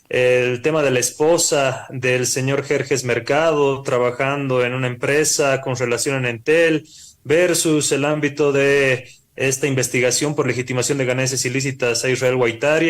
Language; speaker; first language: Spanish; native; Spanish